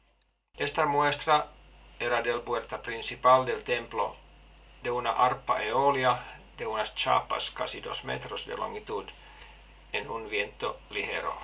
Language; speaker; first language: Spanish; non-native, fluent; Finnish